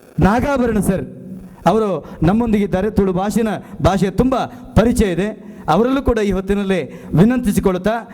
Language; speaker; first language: Kannada; non-native, local second language; Tulu